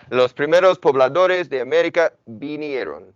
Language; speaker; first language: Spanish; non-native, fluent; English